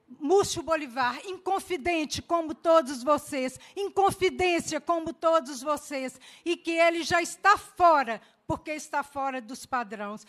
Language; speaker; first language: Portuguese; native; Portuguese